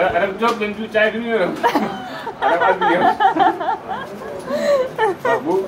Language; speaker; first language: Turkish; non-native, learner; French